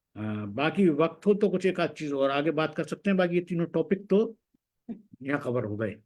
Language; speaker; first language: Hindi; native; Hindi